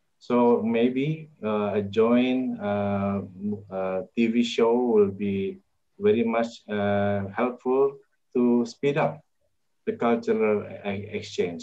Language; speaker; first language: English; non-native, local second language; Indonesian